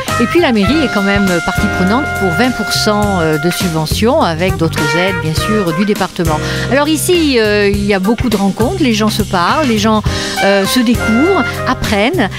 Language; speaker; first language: French; native; French